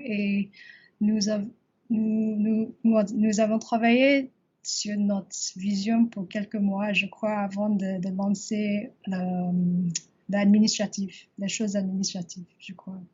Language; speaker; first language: French; non-native, learner; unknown